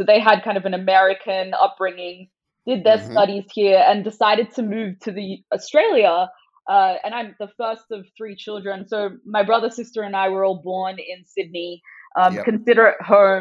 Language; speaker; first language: English; non-native, local second language; Persian